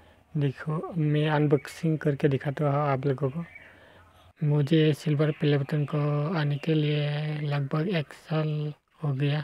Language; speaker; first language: Hindi; non-native, local second language; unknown